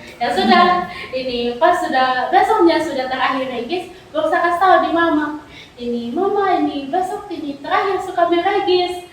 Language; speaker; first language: Indonesian; native; Indonesian